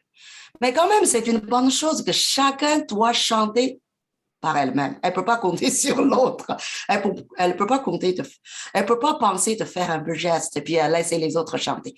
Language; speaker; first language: French; non-native, fluent; Chinese